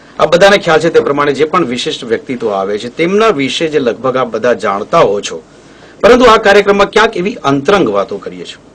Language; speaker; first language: Gujarati; native; Gujarati